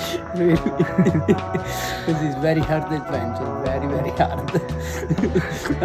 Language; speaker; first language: English; non-native, learner; Italian